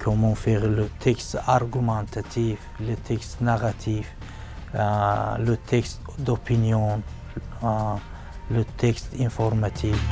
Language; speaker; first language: French; non-native, learner; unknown